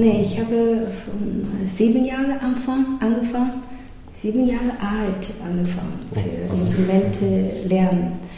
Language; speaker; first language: German; non-native, learner; Chinese